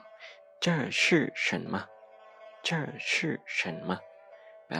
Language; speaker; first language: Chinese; non-native, fluent; Lao